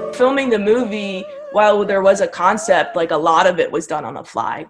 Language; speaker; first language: English; native; English